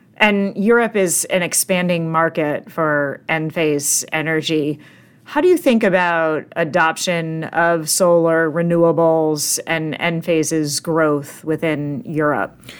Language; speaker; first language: English; native; English